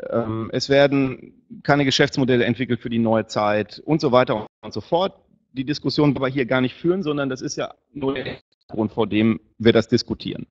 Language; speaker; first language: German; native; German